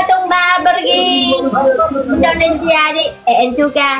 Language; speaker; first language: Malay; non-native, learner; Vietnamese